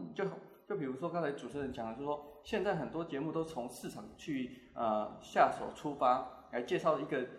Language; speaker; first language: Chinese; native; Chinese